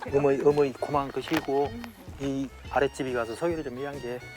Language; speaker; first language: Korean; native; Korean